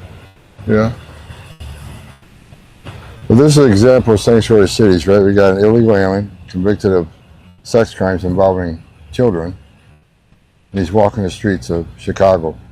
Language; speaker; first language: English; native; English